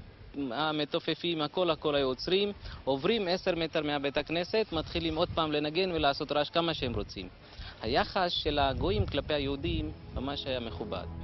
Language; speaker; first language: Hebrew; non-native, fluent; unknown